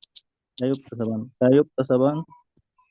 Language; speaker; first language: Arabic; non-native, learner; Urdu